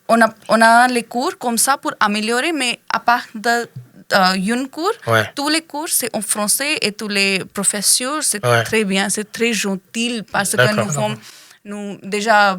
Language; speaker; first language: French; non-native, learner; Hindi